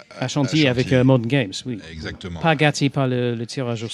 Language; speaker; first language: French; non-native, fluent; English